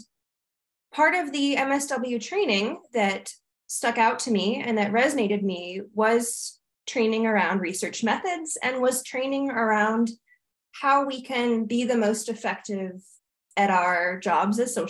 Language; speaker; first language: English; native; English